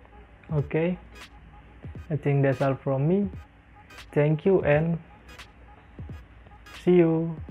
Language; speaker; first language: English; non-native, learner; Indonesian